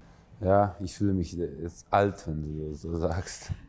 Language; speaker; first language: German; non-native, fluent; Croatian